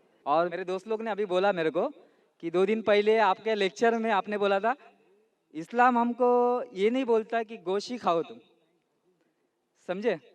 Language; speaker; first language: Hindi; non-native, local second language; Marathi